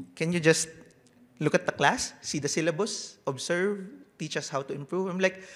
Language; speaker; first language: English; non-native, local second language; Filipino